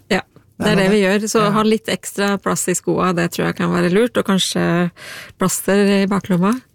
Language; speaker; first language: Norwegian; native; Norwegian